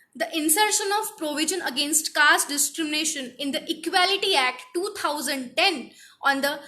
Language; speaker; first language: English; non-native, local second language; Marathi